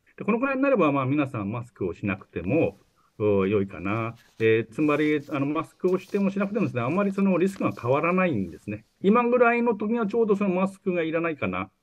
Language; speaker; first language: Japanese; native; Japanese